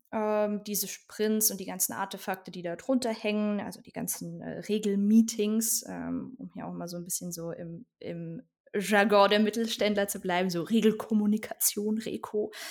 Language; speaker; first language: German; native; German